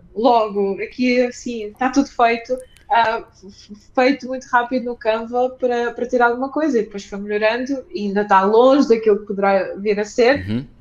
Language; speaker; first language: Portuguese; early bilingual, other home language; Ukrainian